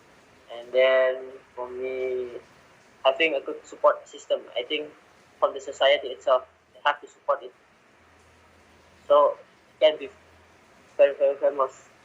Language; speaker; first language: English; non-native, learner; Indonesian